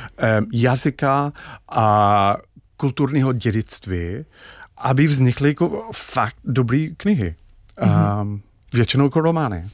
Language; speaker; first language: Czech; non-native, fluent; English